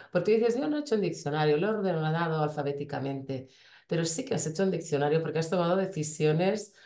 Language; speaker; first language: Spanish; non-native, local second language; Catalan